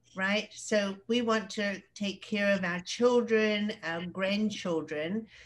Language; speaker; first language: English; native; English